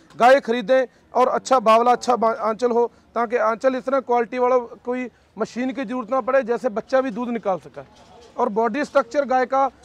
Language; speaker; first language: Hindi; non-native, local second language; Punjabi